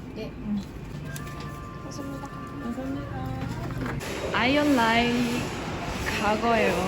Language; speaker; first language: Korean; non-native, learner; Thai